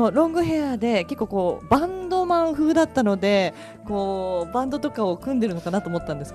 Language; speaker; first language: Japanese; native; Japanese